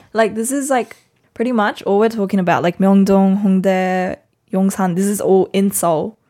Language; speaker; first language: English; native; English